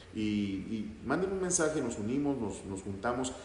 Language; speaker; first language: Spanish; early bilingual, heritage; Spanish